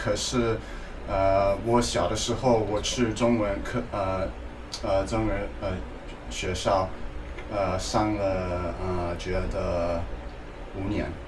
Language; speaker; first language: Chinese; early bilingual, heritage; Chinese